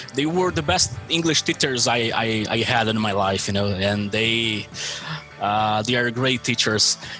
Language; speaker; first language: English; non-native, fluent; Portuguese